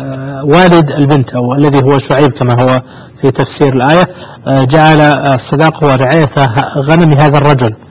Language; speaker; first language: Arabic; native; Arabic